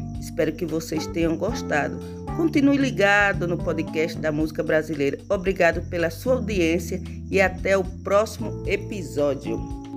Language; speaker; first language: Portuguese; native; Portuguese